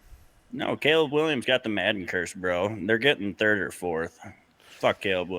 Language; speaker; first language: English; native; English